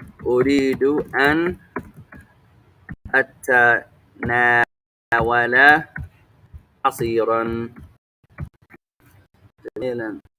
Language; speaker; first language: Arabic; non-native, fluent; English